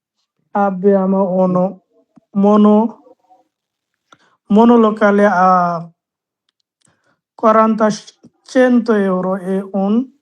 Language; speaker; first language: Italian; non-native, learner; Bangla